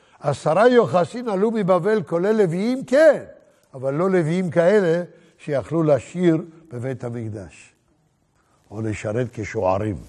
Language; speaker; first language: Hebrew; native; Hebrew